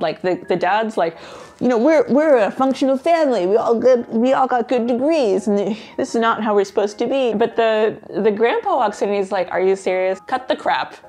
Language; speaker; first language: English; native; English